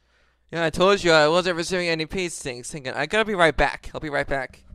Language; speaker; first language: English; native; English